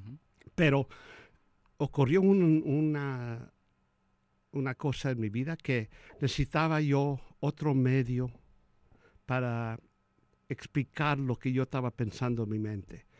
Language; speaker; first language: Spanish; early bilingual, heritage; Spanish